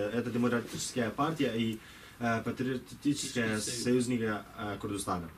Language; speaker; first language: Russian; non-native, learner; Kurdish